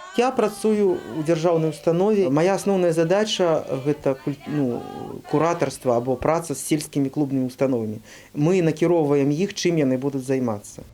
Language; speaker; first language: Belarusian; native; Belarusian